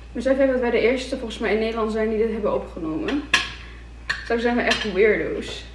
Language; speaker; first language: Dutch; early bilingual, other home language; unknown